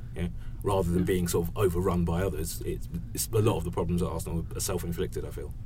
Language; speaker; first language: English; native; English